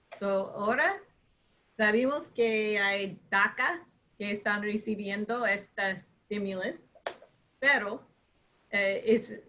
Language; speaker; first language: Spanish; non-native, fluent; English